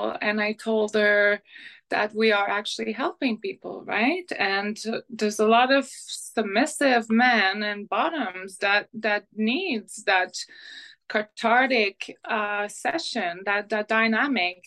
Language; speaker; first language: English; non-native, fluent; French